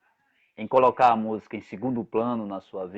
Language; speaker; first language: Portuguese; native; Portuguese